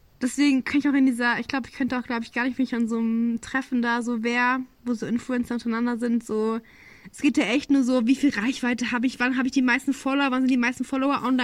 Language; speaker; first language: German; native; German